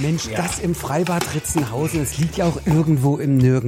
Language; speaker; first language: German; native; German